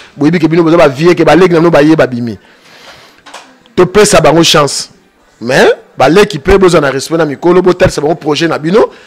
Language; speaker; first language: Lingala; native; Lingala